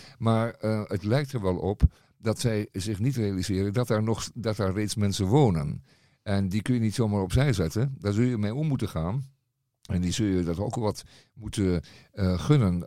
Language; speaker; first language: Dutch; native; Dutch